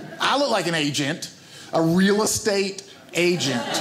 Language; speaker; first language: English; native; English